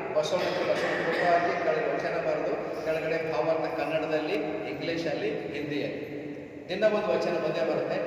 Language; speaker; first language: Kannada; native; Kannada